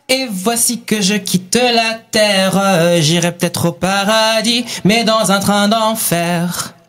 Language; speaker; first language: French; non-native, fluent; Chinese